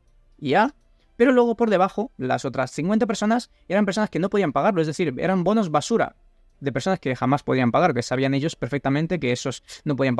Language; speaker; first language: Spanish; native; Spanish